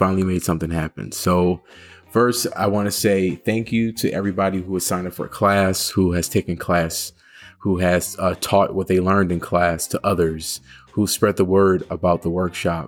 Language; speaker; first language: English; native; English